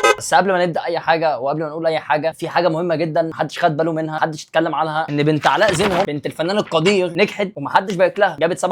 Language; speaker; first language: Arabic; native; Arabic